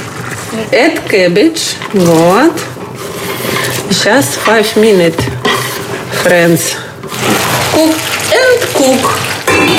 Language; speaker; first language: English; non-native, fluent; Ukrainian